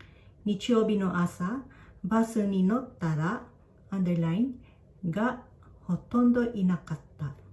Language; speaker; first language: Japanese; non-native, fluent; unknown